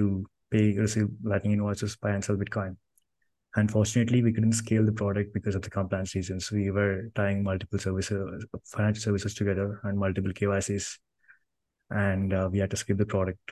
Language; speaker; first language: English; non-native, local second language; Kannada